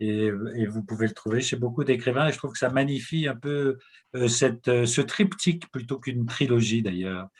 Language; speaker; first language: French; native; French